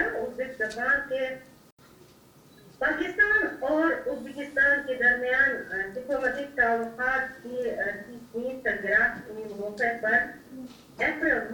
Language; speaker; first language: Hindi; non-native, fluent; Uzbek